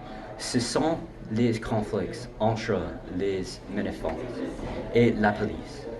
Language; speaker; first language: French; non-native, learner; English